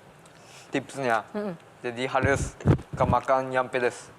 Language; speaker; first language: Indonesian; early bilingual, heritage; Japanese